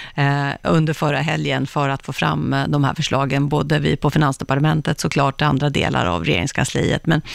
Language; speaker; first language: Swedish; native; Swedish